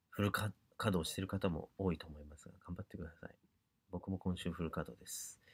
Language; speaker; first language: Japanese; native; Japanese